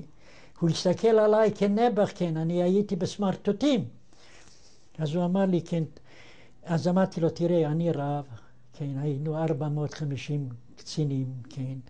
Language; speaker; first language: Hebrew; non-native, fluent; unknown